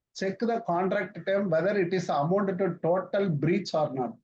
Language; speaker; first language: English; non-native, local second language; Tamil